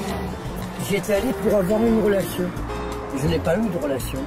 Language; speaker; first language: French; native; French